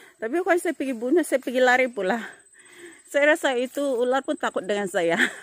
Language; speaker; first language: Malay; non-native, local second language; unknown